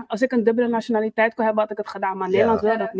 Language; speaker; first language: Dutch; native; Dutch